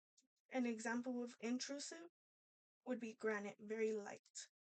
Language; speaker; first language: English; native; English